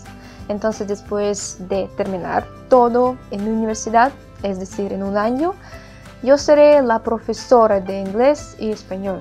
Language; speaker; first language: Spanish; non-native, fluent; Russian